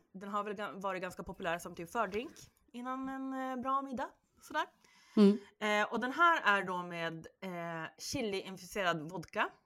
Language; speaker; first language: Swedish; native; Swedish